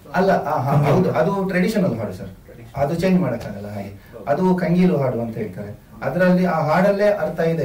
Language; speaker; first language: Kannada; non-native, local second language; Tulu